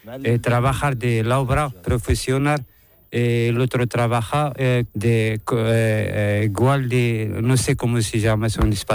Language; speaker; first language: Spanish; non-native, learner; Arabic